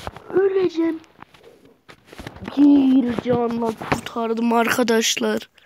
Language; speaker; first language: Turkish; native; Turkish